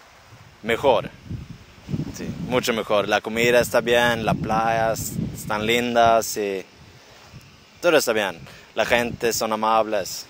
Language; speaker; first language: Spanish; non-native, learner; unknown